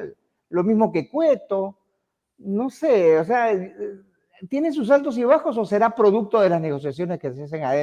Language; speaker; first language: Spanish; native; Spanish